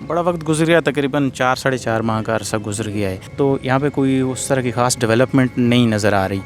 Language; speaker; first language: Urdu; non-native, local second language; Northern Hindko